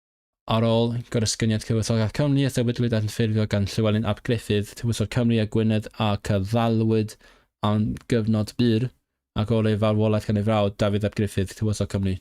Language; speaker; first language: Welsh; non-native, learner; Cantonese